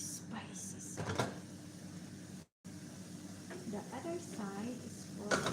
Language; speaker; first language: English; non-native, learner; Bikol